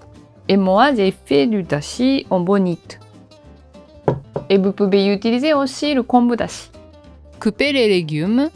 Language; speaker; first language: French; non-native, learner; Japanese